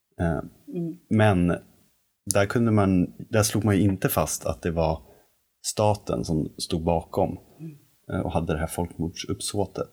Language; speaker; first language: Swedish; native; Swedish